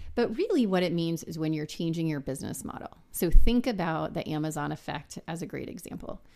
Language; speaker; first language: English; native; English